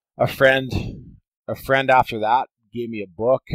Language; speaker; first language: English; native; English